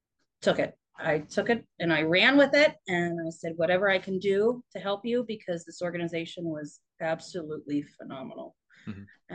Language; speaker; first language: English; native; English